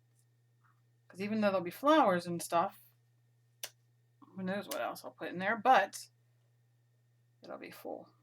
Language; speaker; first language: English; native; English